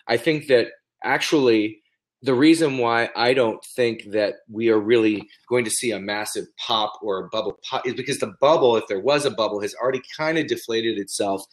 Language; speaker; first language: English; native; English